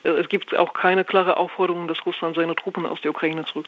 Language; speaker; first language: German; non-native, fluent; Russian